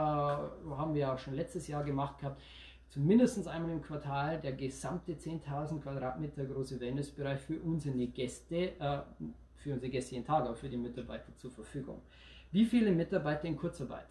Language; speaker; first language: German; native; German